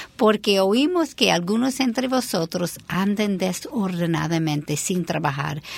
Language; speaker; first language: Spanish; non-native, fluent; English